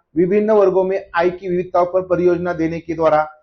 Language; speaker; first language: Hindi; non-native, local second language; Marathi